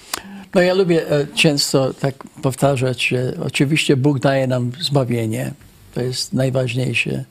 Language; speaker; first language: Polish; non-native, fluent; English